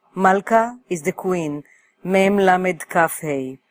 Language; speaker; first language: English; non-native, fluent; Hebrew